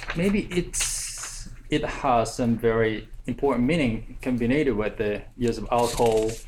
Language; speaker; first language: English; non-native, fluent; Korean